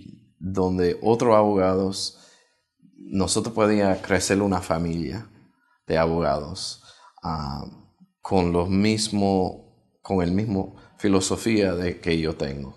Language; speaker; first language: Spanish; early bilingual, heritage; Spanish